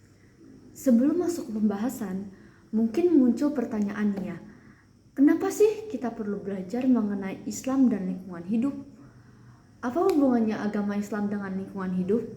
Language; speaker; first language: Indonesian; native; Indonesian